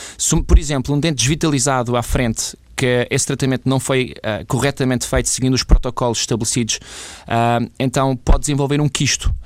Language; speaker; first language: Portuguese; early bilingual, other home language; English